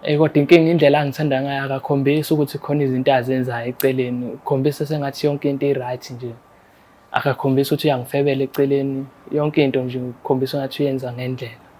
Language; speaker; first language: Zulu; native; Zulu